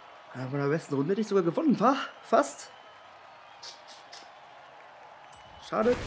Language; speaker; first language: German; native; German